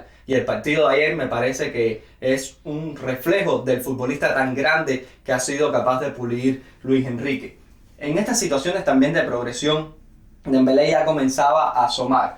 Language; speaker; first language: Spanish; native; Spanish